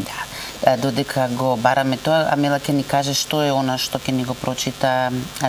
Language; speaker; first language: Macedonian; native; Macedonian